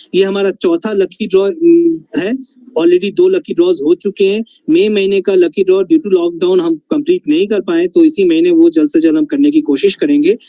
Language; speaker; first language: Hindi; non-native, local second language; Bangla